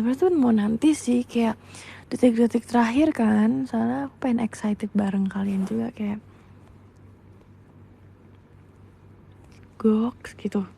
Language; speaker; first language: Indonesian; native; Indonesian